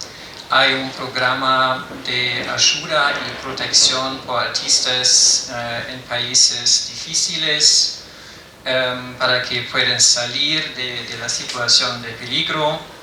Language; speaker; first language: Spanish; non-native, fluent; German